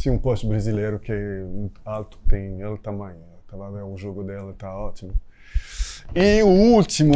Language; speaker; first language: Portuguese; non-native, fluent; French